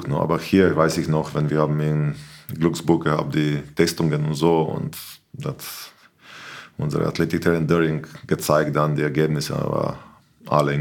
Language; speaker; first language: German; non-native, learner; Slovenian